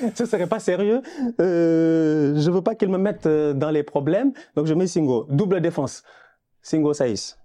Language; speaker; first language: French; non-native, local second language; Wolof